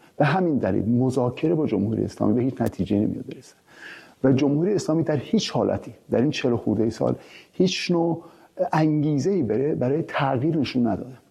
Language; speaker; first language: Persian; early bilingual, heritage; Persian